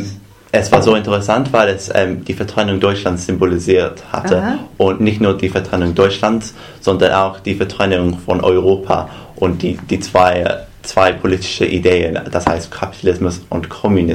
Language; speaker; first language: German; non-native, fluent; English